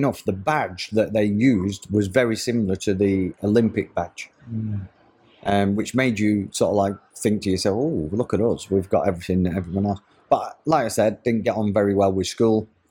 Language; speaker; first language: English; native; English